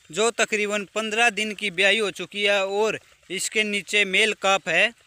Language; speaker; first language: Hindi; native; Hindi